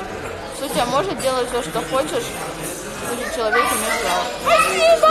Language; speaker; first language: Russian; native; Russian